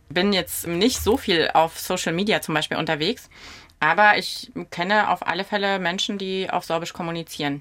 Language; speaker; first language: German; non-native, local second language; Upper Sorbian